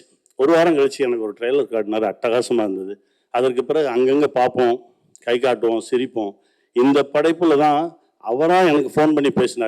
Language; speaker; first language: Tamil; native; Tamil